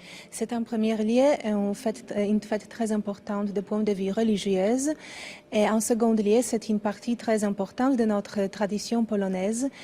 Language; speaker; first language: French; non-native, fluent; Polish